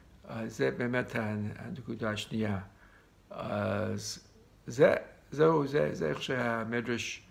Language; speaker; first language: Hebrew; non-native, fluent; English